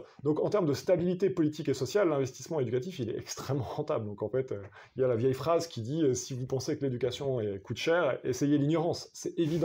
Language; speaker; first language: French; native; French